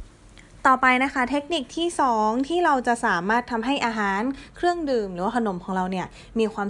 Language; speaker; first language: Thai; native; Thai